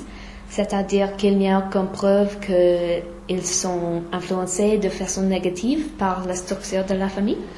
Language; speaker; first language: French; non-native, fluent; English